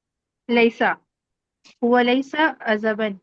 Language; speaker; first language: Arabic; non-native, learner; Urdu